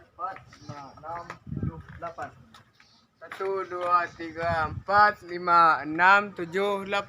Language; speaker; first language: Indonesian; non-native, local second language; Minangkabau